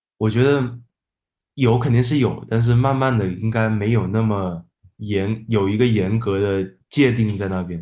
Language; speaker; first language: Chinese; non-native, fluent; Japanese